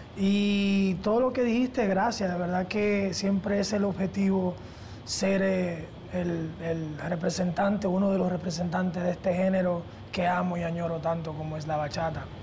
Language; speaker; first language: Spanish; early bilingual, heritage; Spanish